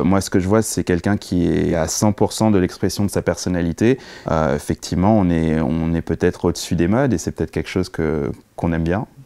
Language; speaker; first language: French; native; French